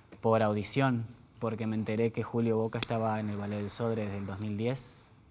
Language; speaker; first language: Spanish; native; Spanish